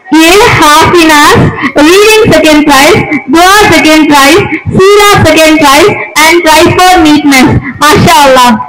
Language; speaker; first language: English; non-native, local second language; Tamil